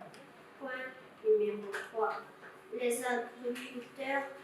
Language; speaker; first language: French; non-native, learner; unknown